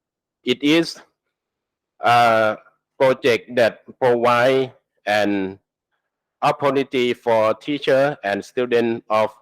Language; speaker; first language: English; non-native, learner; Thai